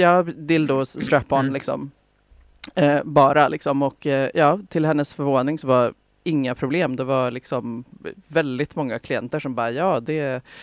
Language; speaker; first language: Swedish; native; Swedish